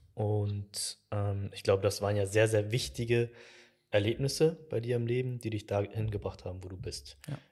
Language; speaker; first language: German; early bilingual, other home language; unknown